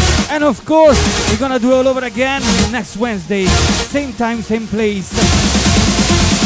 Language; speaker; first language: English; non-native, fluent; Italian